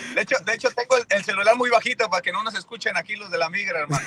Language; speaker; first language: Spanish; native; Spanish